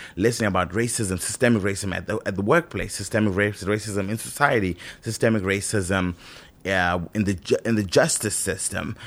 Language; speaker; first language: English; non-native, local second language; Shona